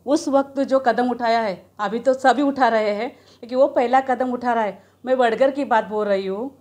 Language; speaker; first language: Hindi; native; Hindi